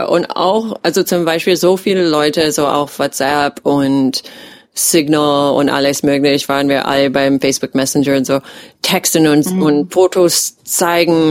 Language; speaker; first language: German; non-native, fluent; English